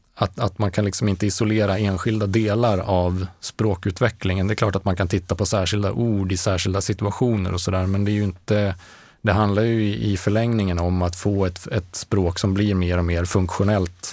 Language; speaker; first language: Swedish; native; Swedish